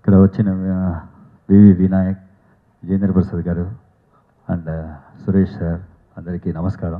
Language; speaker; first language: Telugu; non-native, learner; Tamil